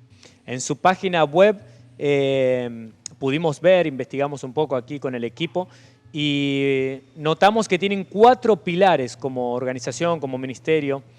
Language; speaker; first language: Spanish; native; Spanish